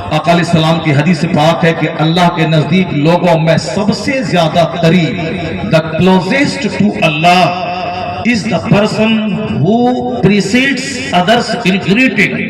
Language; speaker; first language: Urdu; native; Urdu